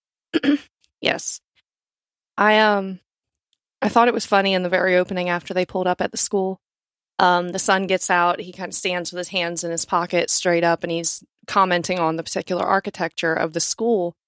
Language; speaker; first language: English; native; English